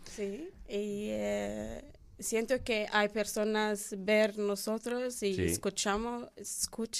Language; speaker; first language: Spanish; non-native, learner; Arabic